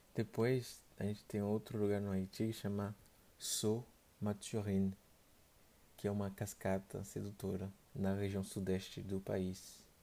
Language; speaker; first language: Portuguese; non-native, fluent; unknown